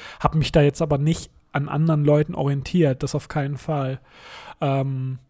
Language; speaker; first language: German; native; German